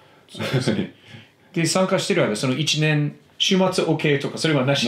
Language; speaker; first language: Japanese; non-native, fluent; English